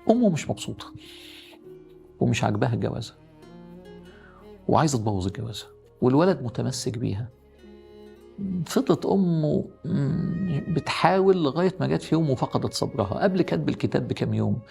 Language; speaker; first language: Arabic; native; Arabic